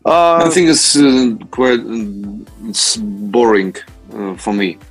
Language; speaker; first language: English; non-native, learner; Russian